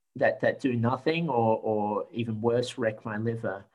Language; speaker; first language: English; native; English